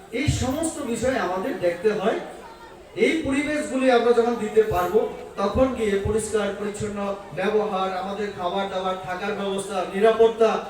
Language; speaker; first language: Bangla; native; Bangla